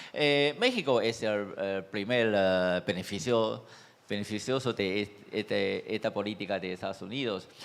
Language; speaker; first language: Spanish; non-native, fluent; Chinese